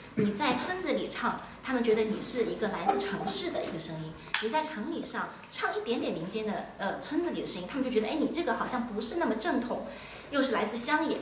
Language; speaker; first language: Chinese; native; Chinese